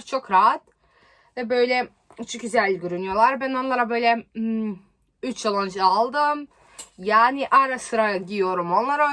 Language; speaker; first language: Turkish; non-native, learner; Serbian